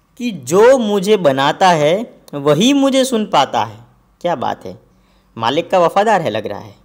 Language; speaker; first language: Hindi; non-native, local second language; Gujarati